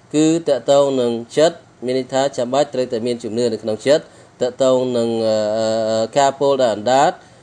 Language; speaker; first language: Khmer; non-native, local second language; Eastern Cham